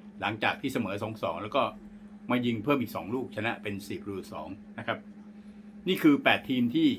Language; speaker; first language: Thai; native; Thai